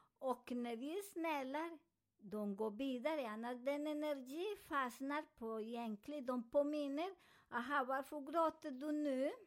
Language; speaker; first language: Swedish; non-native, fluent; Spanish